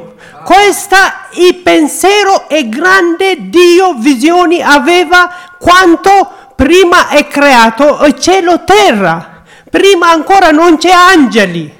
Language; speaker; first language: Italian; non-native, learner; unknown